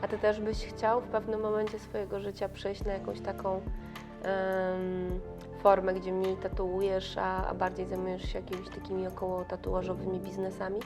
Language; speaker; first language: Polish; native; Polish